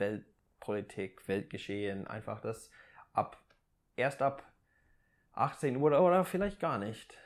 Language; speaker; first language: German; non-native, fluent; English